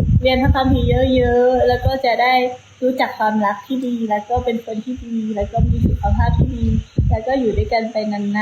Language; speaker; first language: Thai; native; Thai